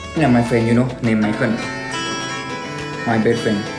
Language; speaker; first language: English; non-native, learner; Thai